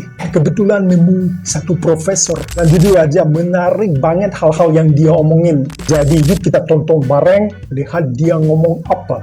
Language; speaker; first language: Indonesian; non-native, fluent; Russian